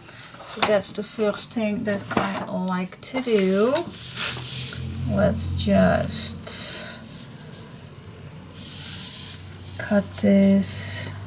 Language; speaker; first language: English; non-native, fluent; Dutch